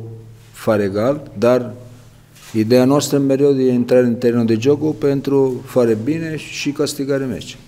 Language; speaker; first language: Romanian; non-native, learner; Italian